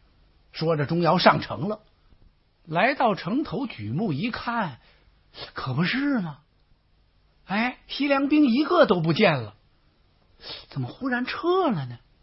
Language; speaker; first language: Chinese; native; Chinese